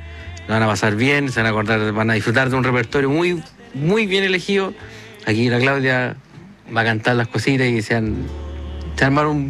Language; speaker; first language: Spanish; native; Spanish